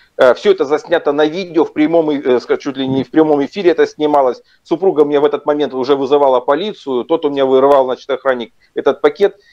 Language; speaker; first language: Russian; native; Russian